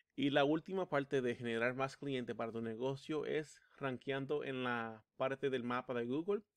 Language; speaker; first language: Spanish; early bilingual, heritage; Spanish